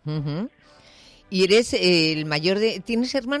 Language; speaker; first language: Spanish; native; Spanish